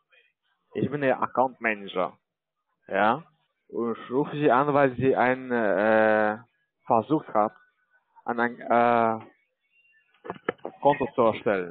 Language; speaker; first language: German; non-native, learner; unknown